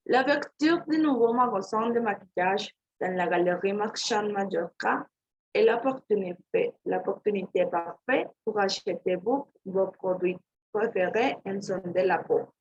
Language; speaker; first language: French; non-native, learner; Spanish